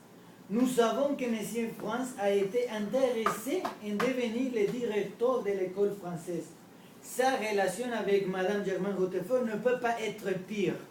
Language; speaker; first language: French; non-native, learner; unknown